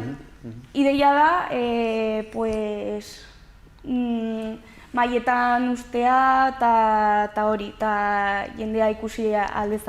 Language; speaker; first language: Basque; non-native, local second language; Spanish